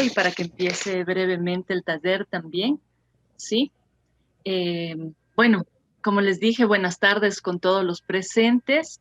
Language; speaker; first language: Spanish; native; Spanish